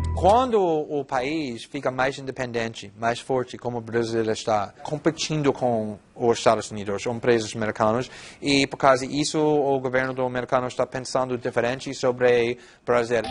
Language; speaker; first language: Portuguese; non-native, fluent; English